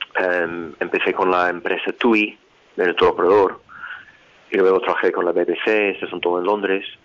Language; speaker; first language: Spanish; non-native, fluent; English